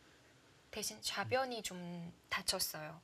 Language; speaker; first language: Korean; native; Korean